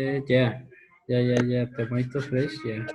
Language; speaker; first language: English; non-native, learner; Spanish